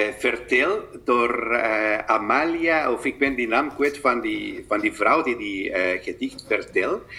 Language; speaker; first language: Dutch; non-native, fluent; Spanish